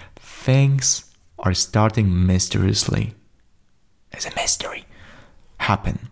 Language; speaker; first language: English; non-native, fluent; Polish